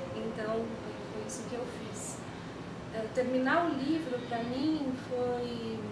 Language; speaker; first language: Portuguese; early bilingual, other home language; Spanish